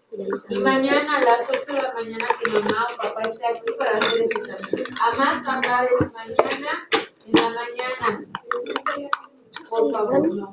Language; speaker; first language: Spanish; native; Spanish